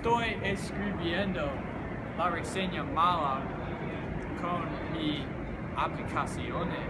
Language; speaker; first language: Spanish; non-native, learner; English